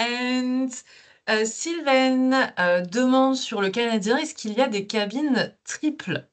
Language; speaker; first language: French; native; French